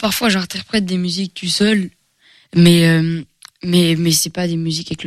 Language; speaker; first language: French; early bilingual, other home language; Portuguese